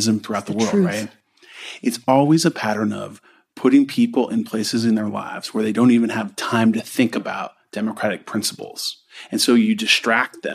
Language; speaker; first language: English; native; English